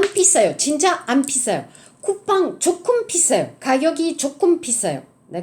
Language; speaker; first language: Korean; non-native, learner; French